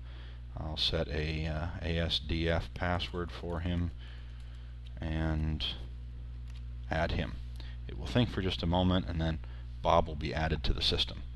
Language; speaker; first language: English; native; English